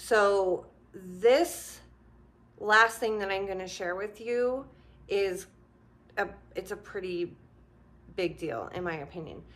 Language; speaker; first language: English; native; English